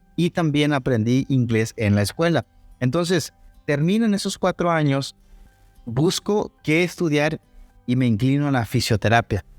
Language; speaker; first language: Spanish; non-native, local second language; Zapotec